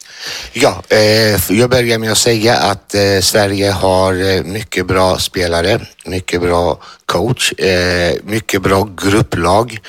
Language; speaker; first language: Swedish; non-native, fluent; Greek